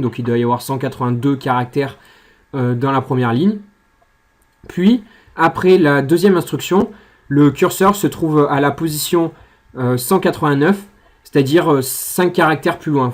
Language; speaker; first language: French; native; French